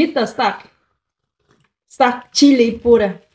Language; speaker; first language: Swedish; non-native, learner; Vietnamese